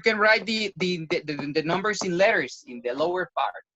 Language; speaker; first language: English; non-native, fluent; Spanish